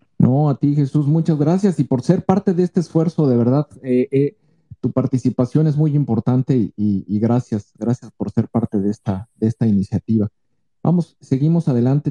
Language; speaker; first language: Spanish; native; Spanish